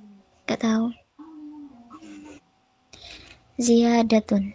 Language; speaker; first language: Arabic; non-native, learner; Indonesian